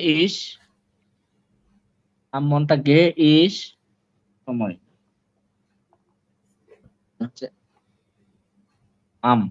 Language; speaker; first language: German; non-native, learner; Bangla